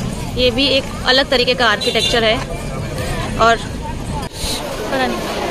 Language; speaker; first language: Hindi; native; Hindi